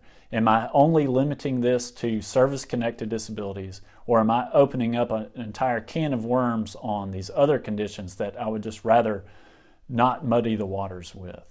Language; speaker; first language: English; native; English